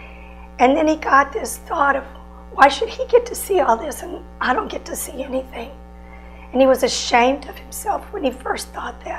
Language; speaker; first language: English; native; English